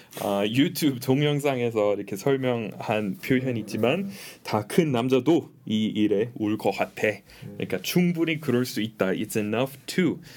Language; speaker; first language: Korean; non-native, fluent; English